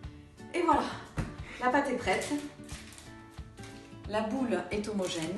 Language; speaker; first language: French; native; French